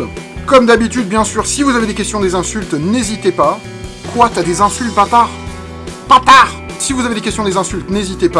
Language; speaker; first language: French; native; French